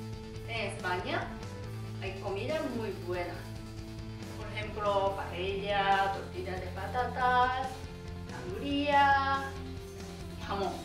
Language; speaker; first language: Spanish; non-native, learner; Japanese